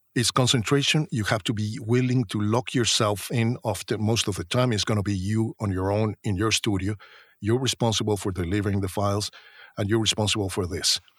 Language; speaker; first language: English; non-native, fluent; Spanish